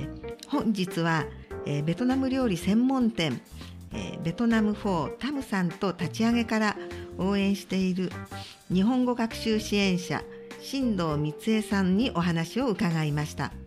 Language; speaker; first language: Japanese; native; Japanese